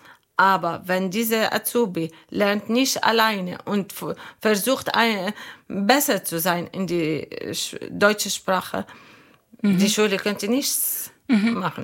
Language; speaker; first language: German; non-native, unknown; Arabic